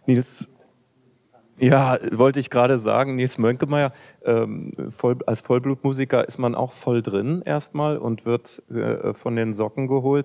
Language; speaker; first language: German; native; German